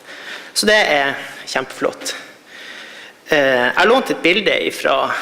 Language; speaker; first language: Norwegian; native; Norwegian